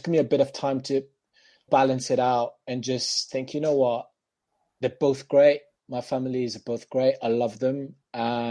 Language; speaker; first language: English; non-native, fluent; French